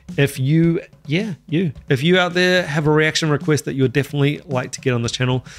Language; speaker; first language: English; native; English